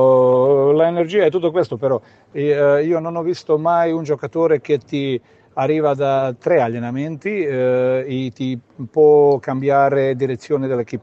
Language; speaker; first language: Italian; non-native, fluent; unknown